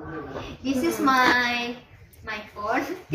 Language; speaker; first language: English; non-native, learner; Indonesian